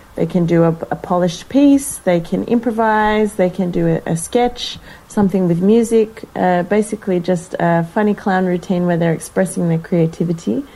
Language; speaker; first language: English; native; English